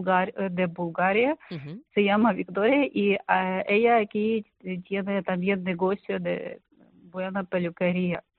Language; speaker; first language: Spanish; non-native, learner; Ukrainian